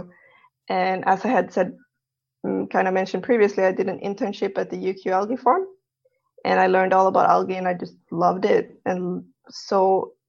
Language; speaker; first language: English; non-native, fluent; Swedish